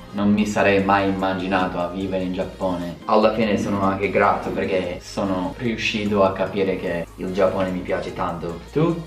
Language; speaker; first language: Italian; non-native, fluent; English